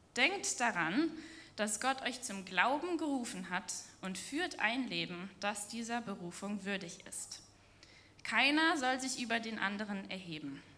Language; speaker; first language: German; native; German